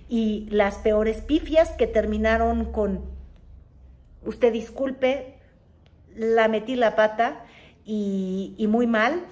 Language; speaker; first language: Spanish; native; Spanish